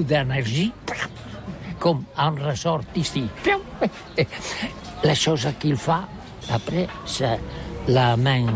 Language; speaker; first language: French; non-native, learner; Catalan